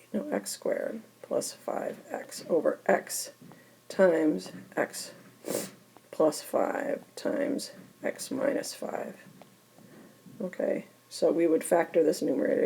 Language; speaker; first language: English; native; English